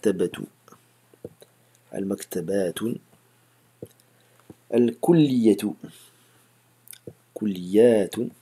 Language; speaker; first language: Arabic; non-native, fluent; French